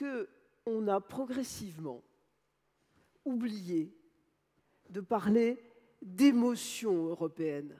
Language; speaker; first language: French; native; French